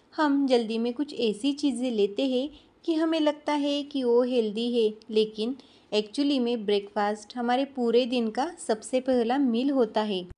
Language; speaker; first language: Hindi; non-native, local second language; Marathi